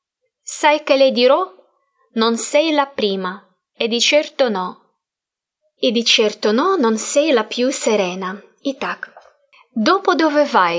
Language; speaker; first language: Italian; non-native, fluent; Russian